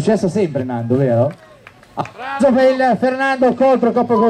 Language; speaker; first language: Italian; native; Italian